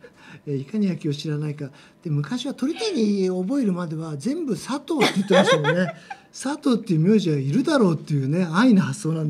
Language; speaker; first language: Japanese; native; Japanese